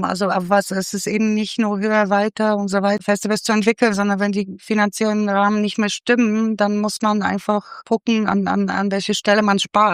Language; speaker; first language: German; non-native, fluent; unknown